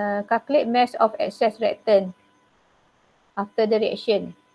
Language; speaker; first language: English; non-native, local second language; Malay